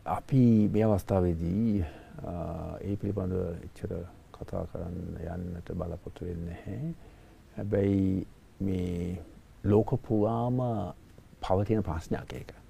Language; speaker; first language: Sinhala; non-native, fluent; English